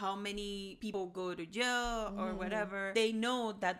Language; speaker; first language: English; non-native, fluent; Spanish